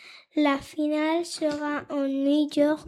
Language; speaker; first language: French; non-native, learner; Spanish